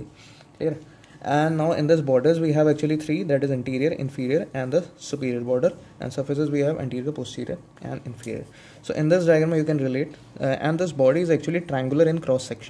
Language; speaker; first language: English; non-native, local second language; Hindi